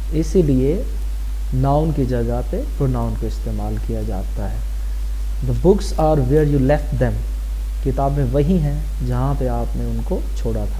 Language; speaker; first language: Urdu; non-native, local second language; Saraiki